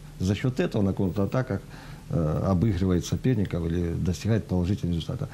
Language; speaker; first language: Russian; native; Russian